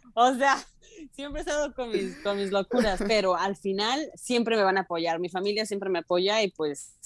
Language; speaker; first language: Spanish; native; Spanish